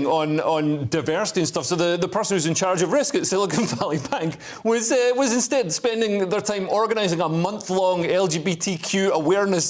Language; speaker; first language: English; native; English